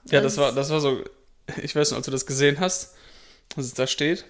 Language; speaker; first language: German; native; German